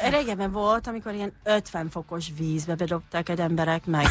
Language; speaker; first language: Hungarian; non-native, learner; Japanese